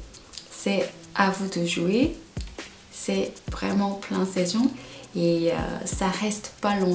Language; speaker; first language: French; non-native, fluent; Korean